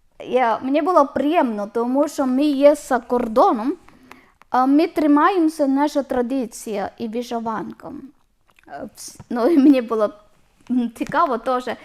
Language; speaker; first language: Ukrainian; non-native, learner; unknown